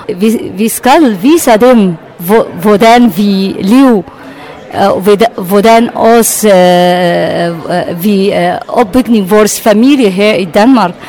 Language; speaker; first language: Danish; non-native, learner; Arabic